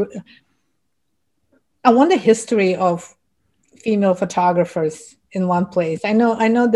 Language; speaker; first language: English; non-native, fluent; Russian